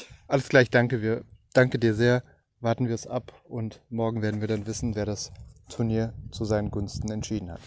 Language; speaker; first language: German; native; German